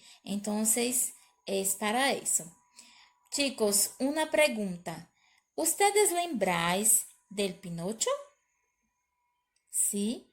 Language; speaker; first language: Spanish; non-native, learner; Portuguese